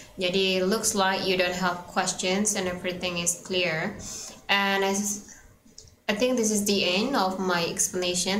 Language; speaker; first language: English; non-native, fluent; Indonesian